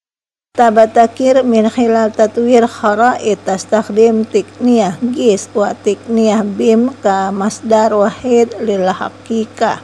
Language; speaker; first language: Arabic; non-native, fluent; Indonesian